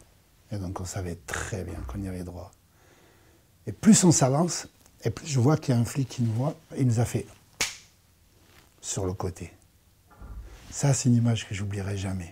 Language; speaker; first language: French; native; French